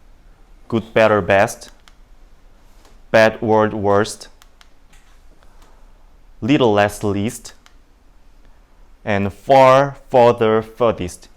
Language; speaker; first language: English; non-native, learner; Indonesian